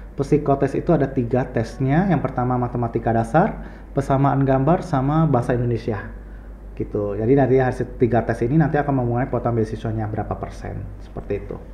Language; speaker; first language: Indonesian; native; Indonesian